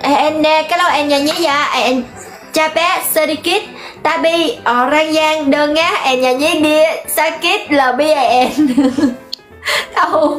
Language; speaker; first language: Indonesian; non-native, learner; Vietnamese